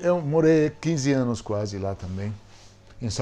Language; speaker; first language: Portuguese; non-native, fluent; Arabic